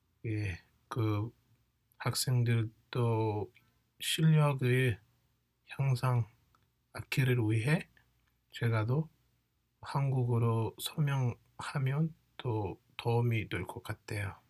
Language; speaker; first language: Korean; non-native, fluent; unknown